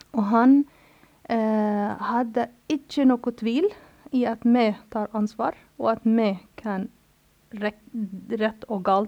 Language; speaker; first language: Norwegian; non-native, fluent; Arabic